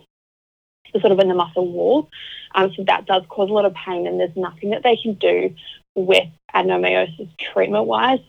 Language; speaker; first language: English; native; English